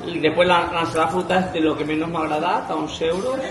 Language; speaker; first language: Spanish; native; Spanish